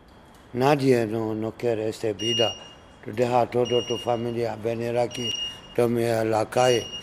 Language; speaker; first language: Spanish; non-native, learner; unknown